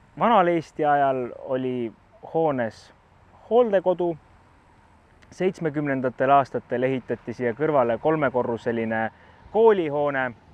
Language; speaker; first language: Estonian; native; Estonian